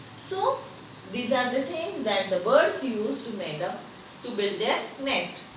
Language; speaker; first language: English; non-native, local second language; Marathi